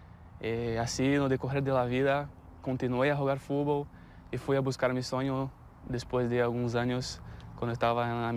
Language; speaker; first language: Spanish; non-native, fluent; Portuguese